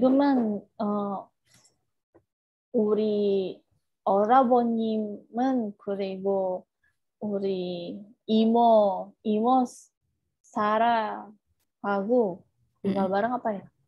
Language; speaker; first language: Korean; non-native, learner; Indonesian